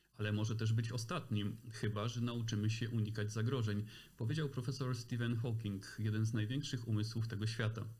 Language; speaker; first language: Polish; native; Polish